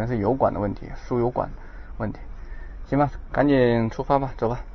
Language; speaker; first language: Chinese; native; Chinese